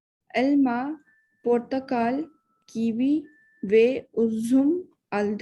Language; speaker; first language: Turkish; non-native, learner; Urdu